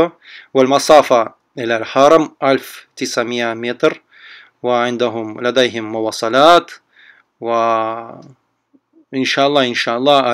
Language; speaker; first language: Arabic; non-native, learner; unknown